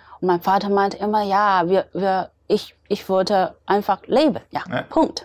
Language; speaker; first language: German; non-native, fluent; Chinese